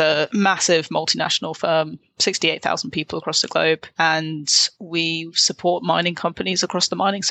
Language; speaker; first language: English; native; English